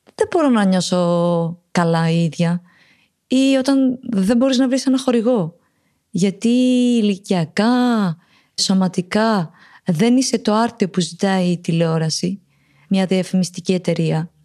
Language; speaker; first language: Greek; early bilingual, other home language; Romanian